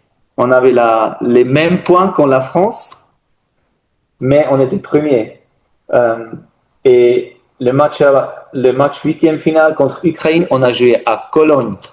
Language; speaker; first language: French; non-native, learner; German